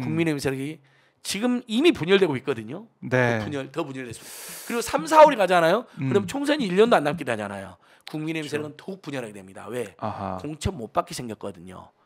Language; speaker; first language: Korean; native; Korean